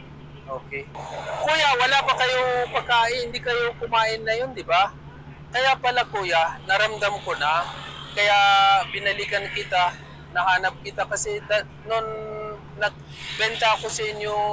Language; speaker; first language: Filipino; non-native, learner; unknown